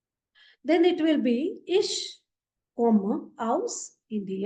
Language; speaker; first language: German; non-native, learner; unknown